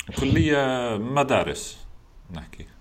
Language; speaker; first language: Arabic; non-native, learner; English